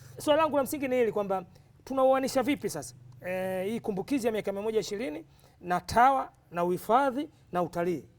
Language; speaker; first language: Swahili; native; Swahili